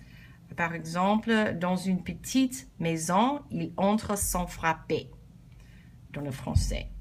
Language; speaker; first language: French; non-native, learner; English